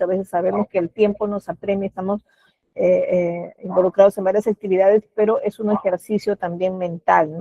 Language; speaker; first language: Spanish; native; Spanish